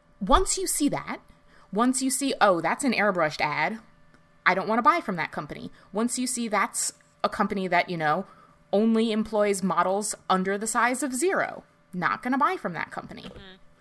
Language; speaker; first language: English; native; English